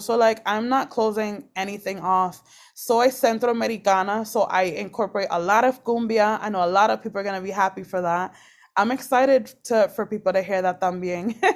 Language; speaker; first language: English; early bilingual, other home language; Spanish